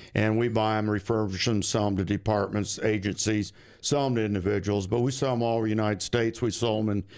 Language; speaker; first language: English; native; English